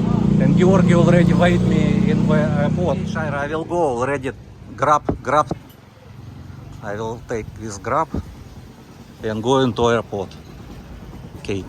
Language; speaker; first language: English; non-native, learner; Russian